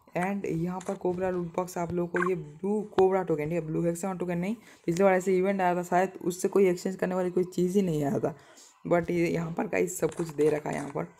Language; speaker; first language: Hindi; non-native, local second language; Bangla